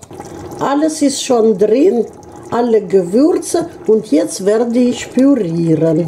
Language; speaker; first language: German; non-native, fluent; Russian